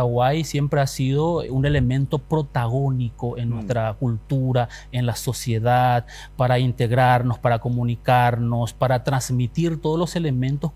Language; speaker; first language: Spanish; non-native, local second language; Guarani